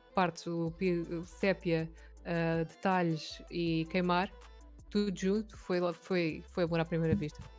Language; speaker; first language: Portuguese; native; Portuguese